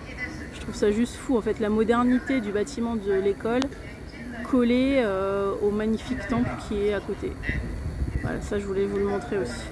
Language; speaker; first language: French; native; French